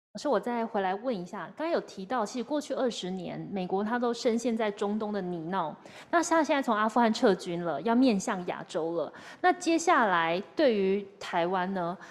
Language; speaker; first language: Chinese; native; Chinese